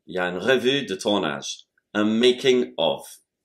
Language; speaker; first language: French; non-native, fluent; English